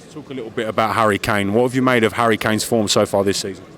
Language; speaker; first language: English; native; English